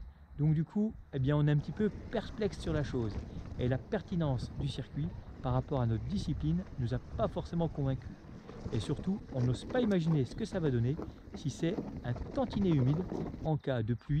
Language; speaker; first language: French; native; French